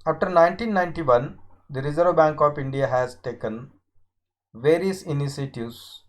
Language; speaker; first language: English; non-native, local second language; Marathi